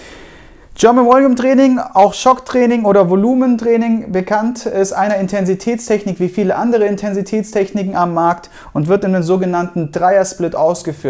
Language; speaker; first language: German; native; German